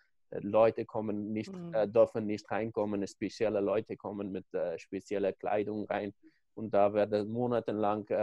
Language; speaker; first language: German; non-native, learner; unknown